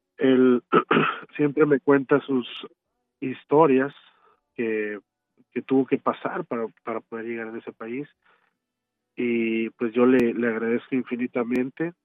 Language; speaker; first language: Spanish; early bilingual, heritage; Spanish